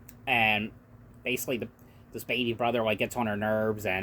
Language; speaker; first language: English; native; English